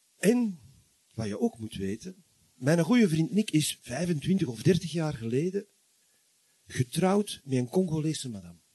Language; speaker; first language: Dutch; native; Dutch